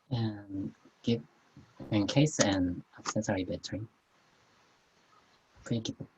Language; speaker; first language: English; non-native, learner; Korean